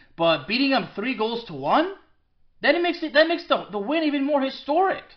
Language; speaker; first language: English; early bilingual, other home language; French